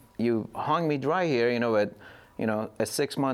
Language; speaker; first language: English; non-native, fluent; Persian